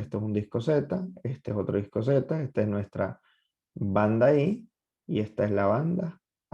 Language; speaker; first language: Spanish; native; Spanish